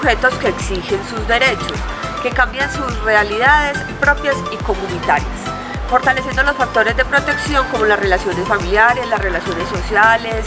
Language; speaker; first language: Spanish; native; Spanish